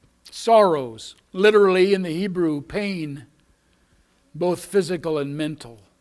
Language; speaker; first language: English; native; English